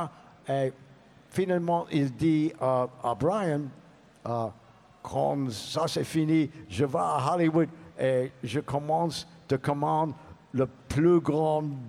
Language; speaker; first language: French; non-native, learner; English